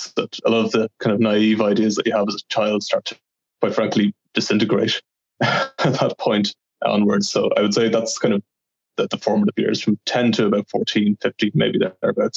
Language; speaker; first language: English; native; English